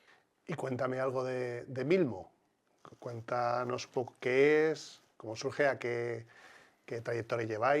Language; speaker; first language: Spanish; native; Spanish